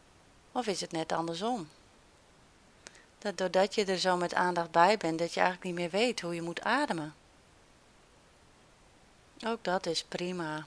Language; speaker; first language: Dutch; native; Dutch